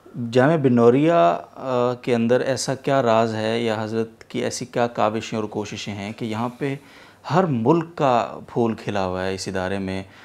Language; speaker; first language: Urdu; native; Urdu